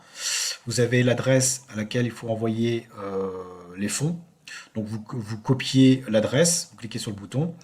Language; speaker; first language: French; native; French